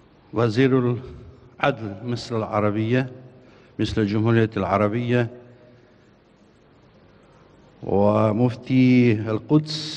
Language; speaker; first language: Arabic; non-native, fluent; Bosnian